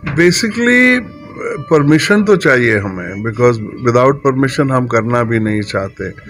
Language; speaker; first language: Hindi; non-native, local second language; Kashmiri